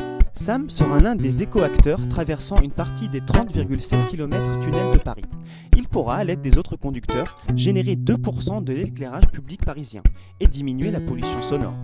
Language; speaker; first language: French; native; French